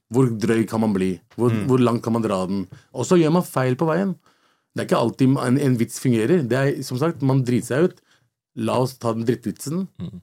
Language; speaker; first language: Norwegian; early bilingual, other home language; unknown